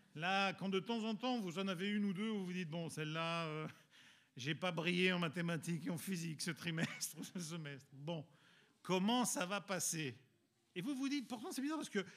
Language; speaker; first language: French; early bilingual, other home language; Italian